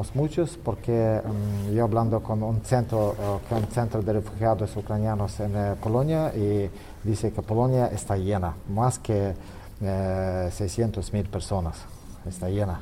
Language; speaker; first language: Spanish; non-native, learner; Ukrainian